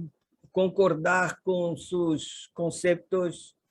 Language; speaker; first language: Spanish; non-native, learner; Portuguese